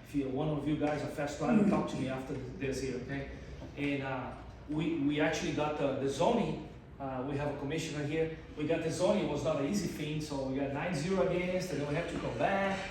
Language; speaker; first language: English; non-native, fluent; Portuguese